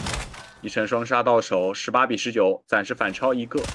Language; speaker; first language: Chinese; native; Chinese